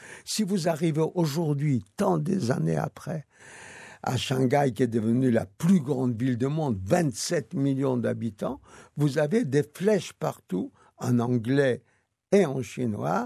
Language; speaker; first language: French; non-native, fluent; Yiddish